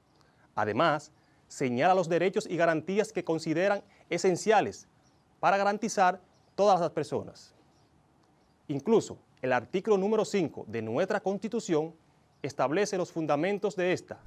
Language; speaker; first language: Spanish; native; Spanish